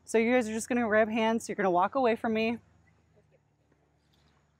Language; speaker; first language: English; native; English